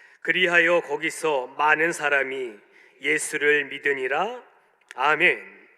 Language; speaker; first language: Korean; native; Korean